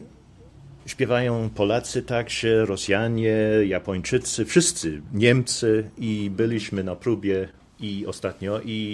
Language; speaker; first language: Polish; non-native, fluent; English